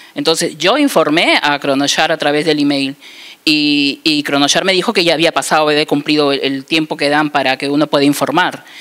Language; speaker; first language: Spanish; native; Spanish